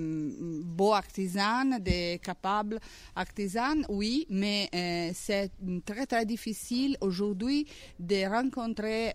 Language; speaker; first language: French; non-native, learner; Italian